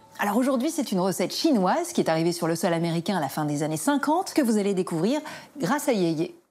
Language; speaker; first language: French; native; French